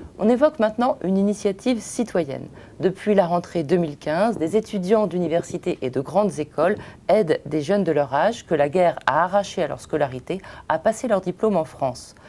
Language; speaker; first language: French; native; French